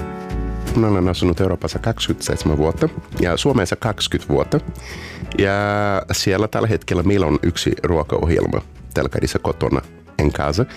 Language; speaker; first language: Finnish; non-native, fluent; Portuguese